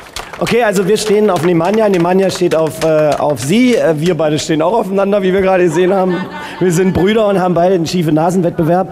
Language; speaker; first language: German; native; German